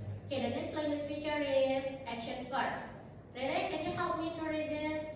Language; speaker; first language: English; non-native, learner; Indonesian